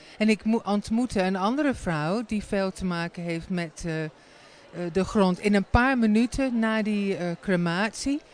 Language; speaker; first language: Dutch; non-native, fluent; English